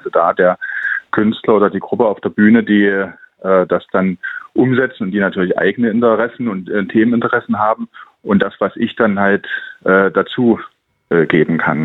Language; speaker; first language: German; native; German